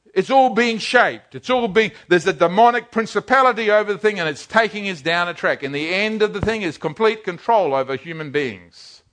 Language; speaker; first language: English; native; English